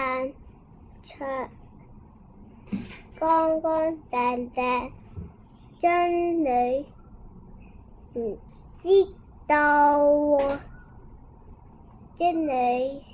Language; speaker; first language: Chinese; non-native, local second language; Cantonese